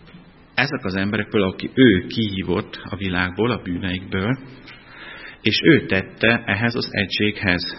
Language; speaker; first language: Hungarian; non-native, fluent; German